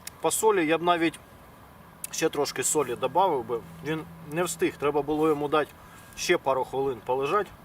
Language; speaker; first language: Ukrainian; native; Ukrainian